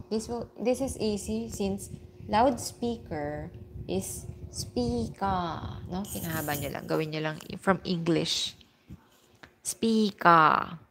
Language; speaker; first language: English; non-native, local second language; Filipino